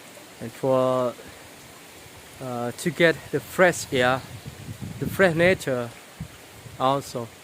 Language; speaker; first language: English; non-native, local second language; Khmer